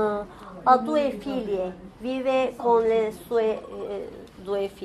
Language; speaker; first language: Italian; non-native, fluent; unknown